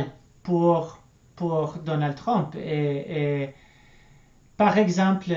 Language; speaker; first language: French; non-native, learner; English